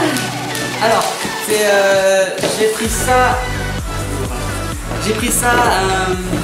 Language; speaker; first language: French; native; French